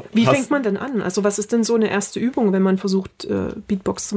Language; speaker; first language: German; native; German